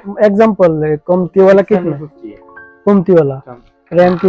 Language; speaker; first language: Hindi; non-native, learner; Bangla